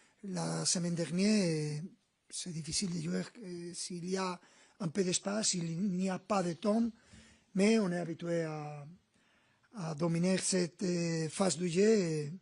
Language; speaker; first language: French; non-native, fluent; Spanish